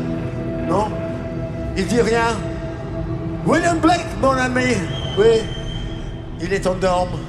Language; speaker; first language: French; non-native, learner; English